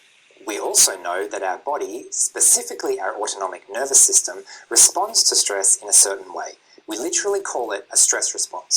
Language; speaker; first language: English; native; English